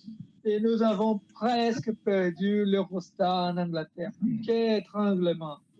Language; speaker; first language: French; non-native, learner; Portuguese